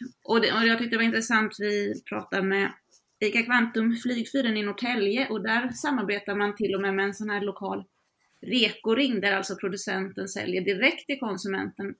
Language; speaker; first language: Swedish; native; Swedish